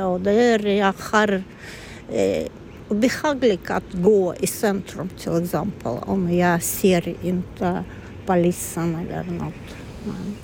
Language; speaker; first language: Swedish; non-native, learner; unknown